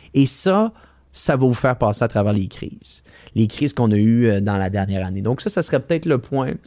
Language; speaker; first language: French; native; French